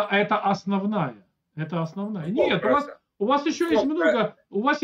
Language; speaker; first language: Russian; native; Russian